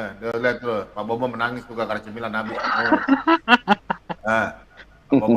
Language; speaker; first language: Indonesian; native; Indonesian